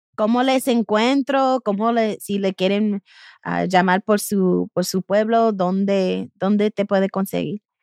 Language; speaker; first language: Spanish; early bilingual, heritage; Spanish